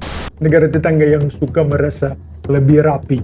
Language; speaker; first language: Indonesian; non-native, fluent; Russian